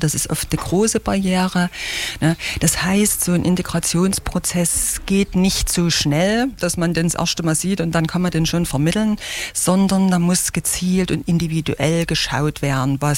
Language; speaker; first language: German; native; German